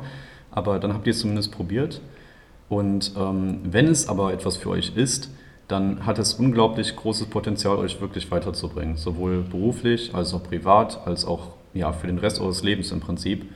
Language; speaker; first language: German; native; German